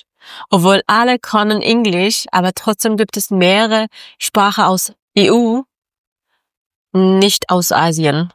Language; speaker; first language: German; non-native, learner; Persian